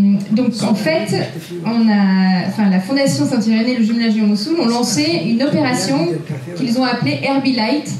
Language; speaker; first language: French; native; French